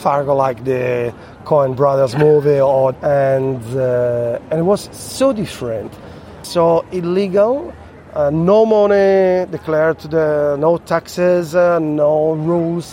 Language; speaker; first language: English; non-native, fluent; Italian